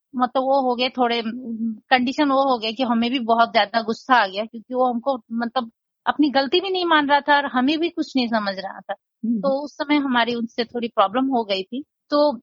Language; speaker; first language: Hindi; non-native, local second language; Nepali